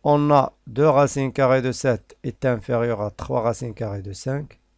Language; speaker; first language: French; non-native, local second language; Arabic